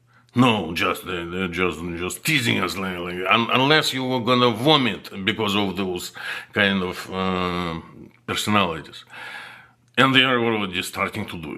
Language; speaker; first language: English; non-native, fluent; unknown